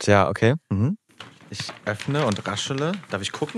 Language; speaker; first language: German; native; German